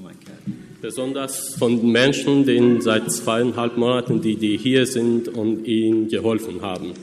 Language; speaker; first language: German; non-native, fluent; Persian